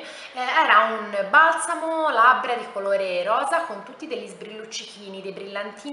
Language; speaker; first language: Italian; native; Italian